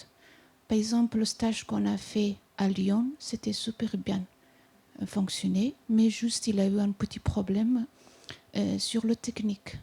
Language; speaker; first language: French; non-native, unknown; Persian